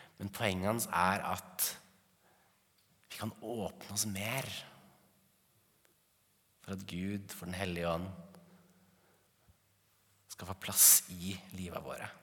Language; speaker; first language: Norwegian; native; Norwegian